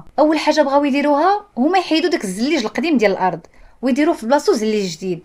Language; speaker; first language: Arabic; native; Arabic